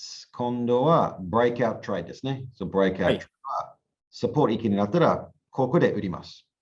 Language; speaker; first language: Japanese; non-native, learner; English